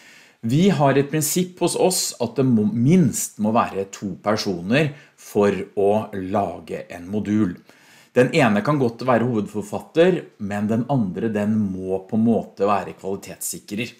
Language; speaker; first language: Norwegian; native; Norwegian